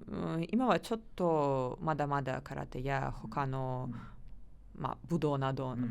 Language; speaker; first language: Japanese; non-native, learner; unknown